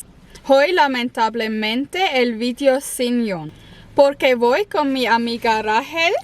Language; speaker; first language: Spanish; non-native, learner; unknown